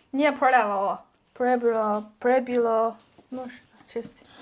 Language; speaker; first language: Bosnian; non-native, learner; Chinese